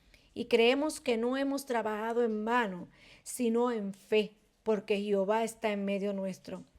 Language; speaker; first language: Spanish; native; Spanish